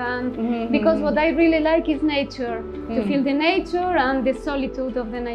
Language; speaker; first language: English; non-native, learner; Spanish